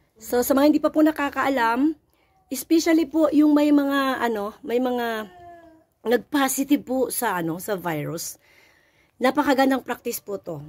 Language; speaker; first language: Filipino; non-native, local second language; Cebuano